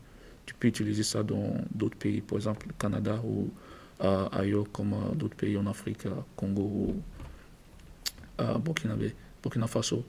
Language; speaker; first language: French; non-native, learner; English